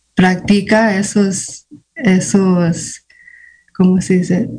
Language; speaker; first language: Spanish; early bilingual, heritage; Spanish